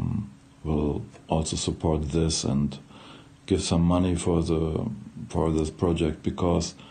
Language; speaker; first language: English; non-native, fluent; German